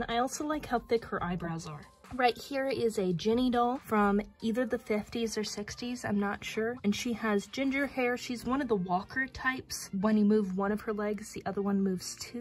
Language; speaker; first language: English; native; English